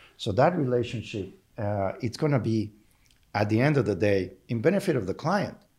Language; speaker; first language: English; non-native, fluent; Spanish